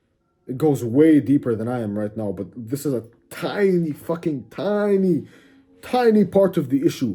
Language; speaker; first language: English; native; English